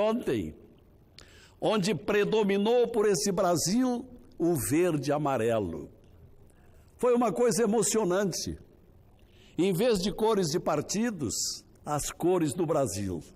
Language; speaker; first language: Portuguese; native; Portuguese